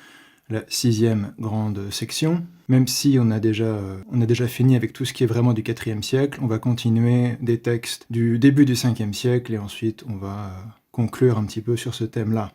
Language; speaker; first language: French; native; French